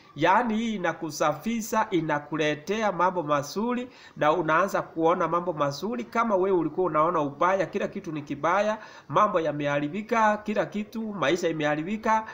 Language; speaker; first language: Swahili; non-native, local second language; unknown